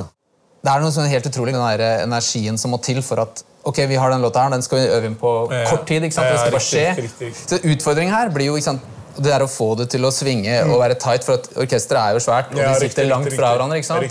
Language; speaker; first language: Norwegian; native; Norwegian